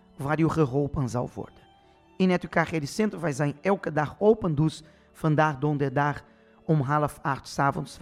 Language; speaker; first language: Dutch; non-native, fluent; Portuguese